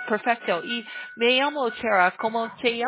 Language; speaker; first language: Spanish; non-native, learner; English